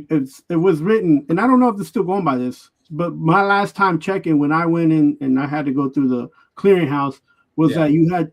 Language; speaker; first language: English; native; English